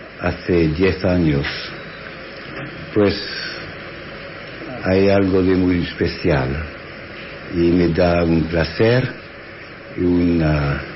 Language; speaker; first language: Spanish; non-native, fluent; English